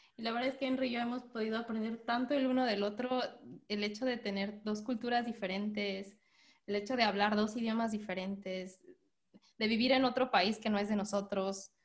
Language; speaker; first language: Spanish; native; Spanish